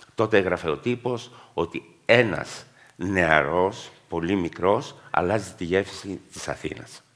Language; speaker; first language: Greek; native; Greek